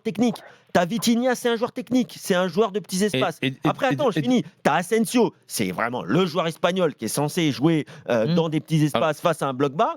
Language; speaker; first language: French; native; French